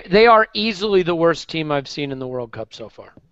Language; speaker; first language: English; native; English